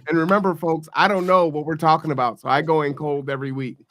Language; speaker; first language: English; native; English